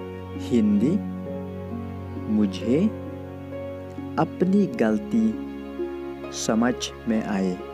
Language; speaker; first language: Hindi; non-native, local second language; Khasi